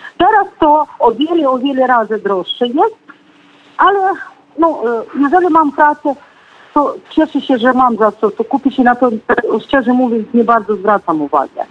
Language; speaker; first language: Polish; non-native, fluent; Ukrainian